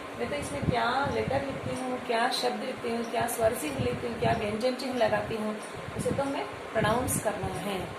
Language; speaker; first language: Hindi; non-native, local second language; Telugu